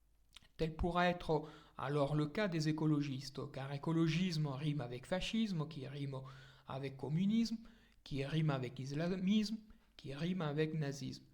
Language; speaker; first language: French; native; French